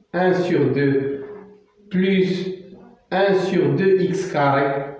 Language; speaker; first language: French; non-native, local second language; Arabic